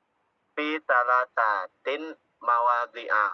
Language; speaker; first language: Arabic; non-native, learner; Indonesian